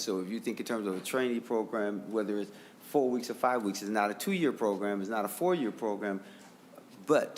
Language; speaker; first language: English; native; English